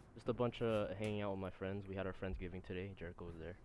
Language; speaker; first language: English; early bilingual, other home language; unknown